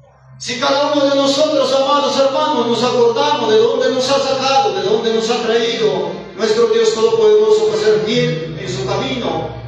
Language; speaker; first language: Spanish; non-native, local second language; Quechua